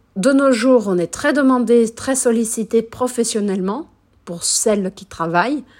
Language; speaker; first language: French; non-native, fluent; Portuguese